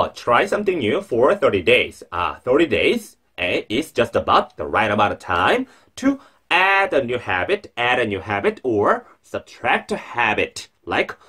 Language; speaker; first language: English; non-native, fluent; Korean